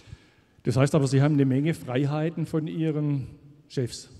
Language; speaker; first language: German; native; German